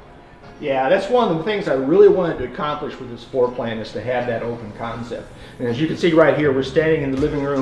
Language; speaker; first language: English; native; English